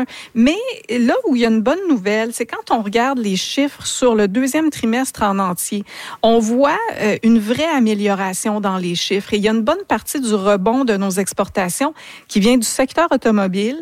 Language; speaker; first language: French; native; French